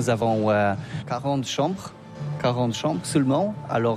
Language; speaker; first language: French; non-native, learner; Polish